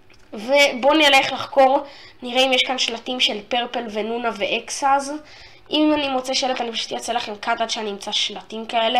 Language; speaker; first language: Hebrew; native; Hebrew